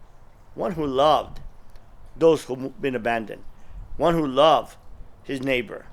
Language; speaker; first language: English; early bilingual, other home language; Spanish